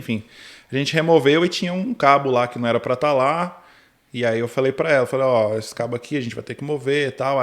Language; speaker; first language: Portuguese; native; Portuguese